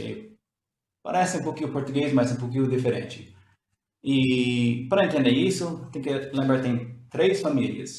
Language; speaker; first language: Portuguese; non-native, learner; English